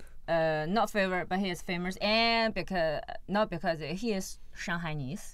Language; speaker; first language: English; non-native, fluent; Chinese